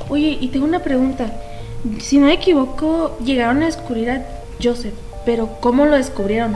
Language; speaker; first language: Spanish; native; Spanish